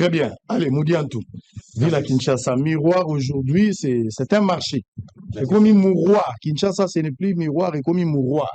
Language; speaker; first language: French; non-native, local second language; Lingala